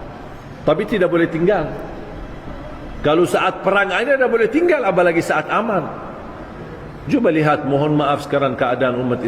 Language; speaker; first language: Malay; non-native, fluent; Arabic